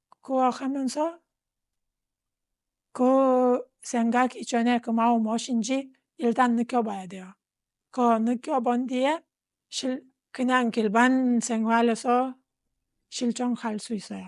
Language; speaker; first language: Korean; non-native, fluent; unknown